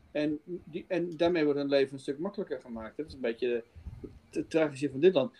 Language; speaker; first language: Dutch; native; Dutch